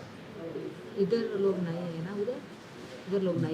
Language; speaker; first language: Hindi; non-native, local second language; Telugu